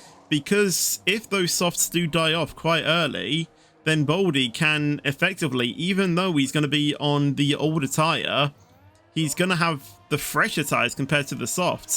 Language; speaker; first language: English; native; English